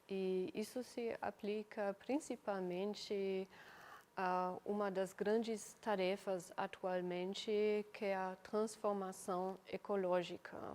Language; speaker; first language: Portuguese; non-native, fluent; German